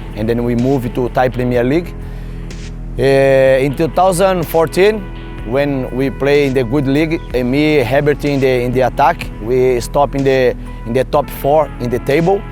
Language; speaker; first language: English; non-native, learner; Portuguese